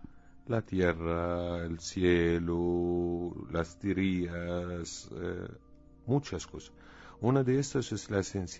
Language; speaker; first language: Spanish; non-native, learner; Arabic